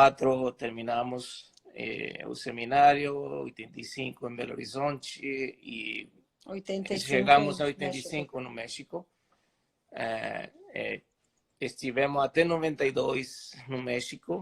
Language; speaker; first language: Portuguese; non-native, fluent; Spanish